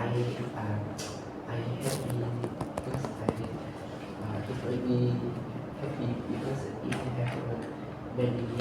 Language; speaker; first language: English; non-native, learner; Vietnamese